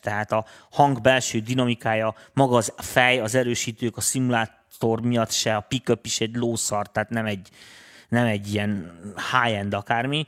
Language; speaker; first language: Hungarian; native; Hungarian